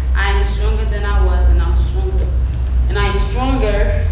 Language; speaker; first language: English; non-native, fluent; Spanish